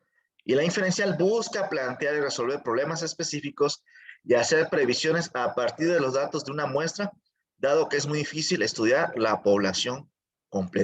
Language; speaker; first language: Spanish; native; Spanish